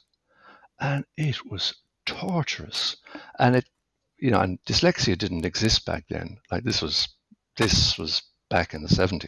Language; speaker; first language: English; native; English